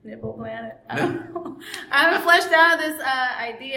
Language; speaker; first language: English; non-native, fluent; Spanish